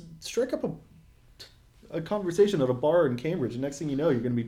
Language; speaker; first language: English; native; English